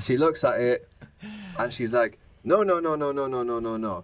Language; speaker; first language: English; native; English